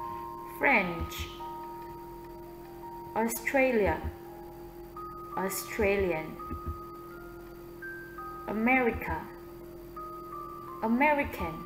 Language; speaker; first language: English; non-native, fluent; Vietnamese